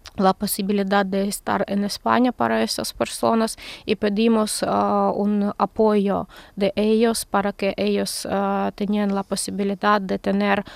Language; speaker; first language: Spanish; non-native, learner; Ukrainian